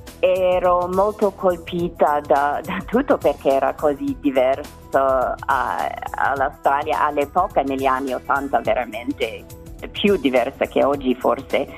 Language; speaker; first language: Italian; non-native, learner; English